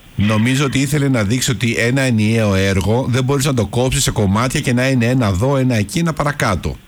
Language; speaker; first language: Greek; native; Greek